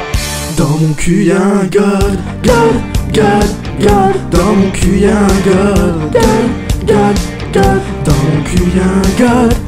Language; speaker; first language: French; native; French